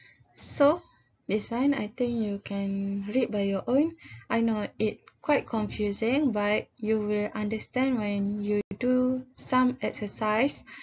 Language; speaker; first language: English; non-native, local second language; Malay